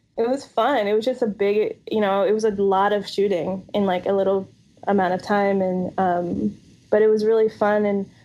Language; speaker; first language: English; native; English